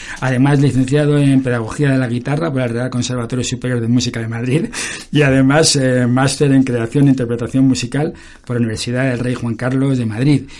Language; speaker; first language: Spanish; native; Spanish